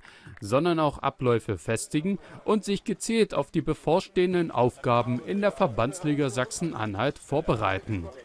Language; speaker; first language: German; native; German